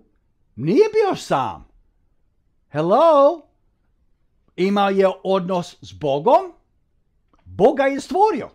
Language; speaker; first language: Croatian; early bilingual, heritage; English